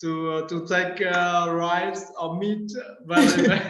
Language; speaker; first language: English; non-native, learner; Vietnamese